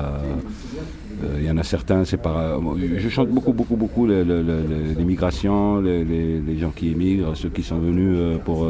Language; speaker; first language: French; non-native, local second language; Arabic